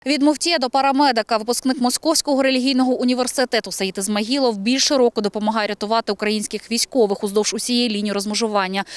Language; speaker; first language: Ukrainian; native; Ukrainian